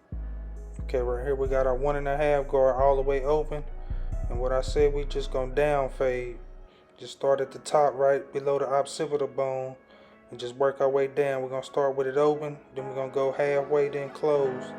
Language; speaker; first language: English; native; English